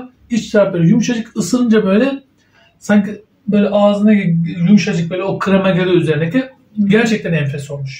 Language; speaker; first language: Turkish; native; Turkish